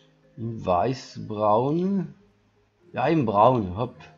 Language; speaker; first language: German; non-native, learner; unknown